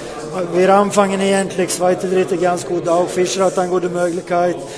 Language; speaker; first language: German; non-native, learner; Swedish